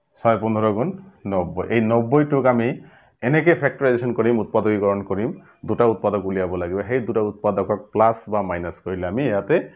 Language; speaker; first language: Assamese; non-native, local second language; Bangla